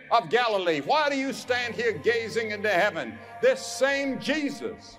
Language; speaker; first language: English; native; English